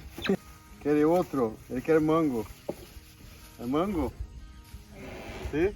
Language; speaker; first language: Spanish; non-native, learner; Portuguese